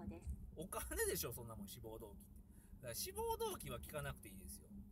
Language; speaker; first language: Japanese; native; Japanese